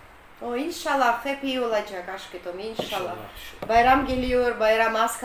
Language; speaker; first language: Turkish; non-native, learner; Russian